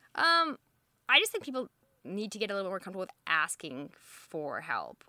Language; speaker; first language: English; native; English